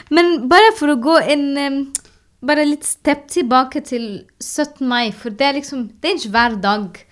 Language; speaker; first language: Norwegian; non-native, learner; Arabic